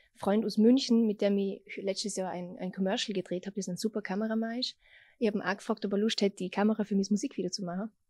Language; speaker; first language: German; native; German